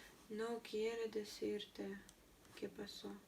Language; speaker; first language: Spanish; non-native, learner; Russian